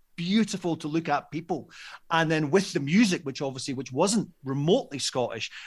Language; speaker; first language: English; native; English